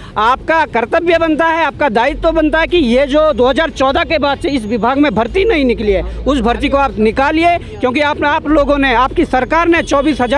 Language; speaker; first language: Hindi; native; Hindi